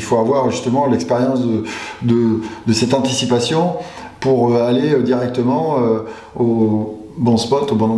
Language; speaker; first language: French; native; French